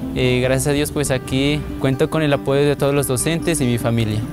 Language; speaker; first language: Spanish; native; Spanish